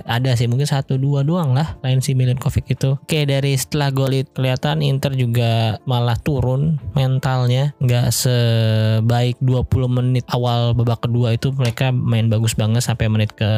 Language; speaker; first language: Indonesian; native; Indonesian